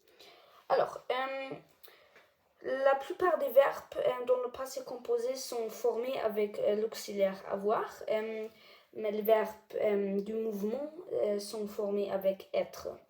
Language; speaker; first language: French; non-native, learner; German